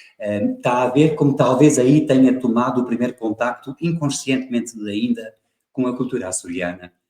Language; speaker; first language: Portuguese; native; Portuguese